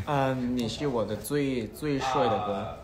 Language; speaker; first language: Chinese; non-native, learner; Japanese